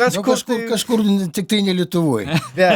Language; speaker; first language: Lithuanian; native; Lithuanian